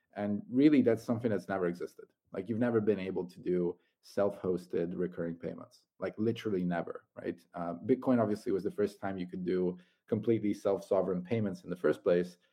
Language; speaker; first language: English; non-native, fluent; Italian